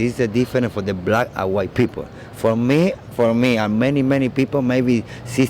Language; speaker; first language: English; non-native, learner; Spanish